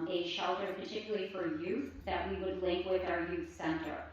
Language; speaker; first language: English; early bilingual, other home language; French